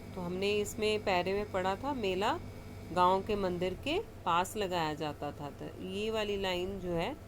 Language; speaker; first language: Hindi; non-native, local second language; Punjabi